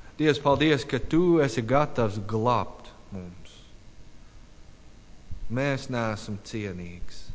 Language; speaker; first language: Latvian; non-native, learner; English